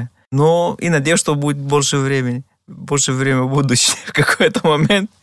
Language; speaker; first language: Russian; non-native, fluent; Greek